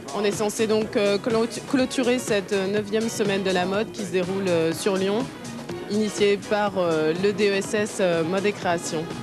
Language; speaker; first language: French; native; French